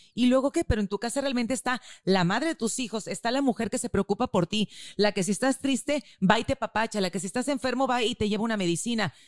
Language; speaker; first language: Spanish; native; Spanish